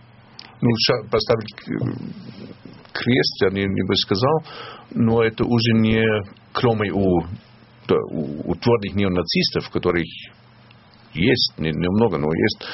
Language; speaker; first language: Russian; non-native, fluent; German